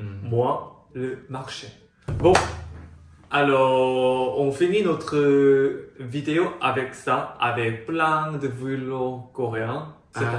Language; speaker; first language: French; non-native, fluent; Korean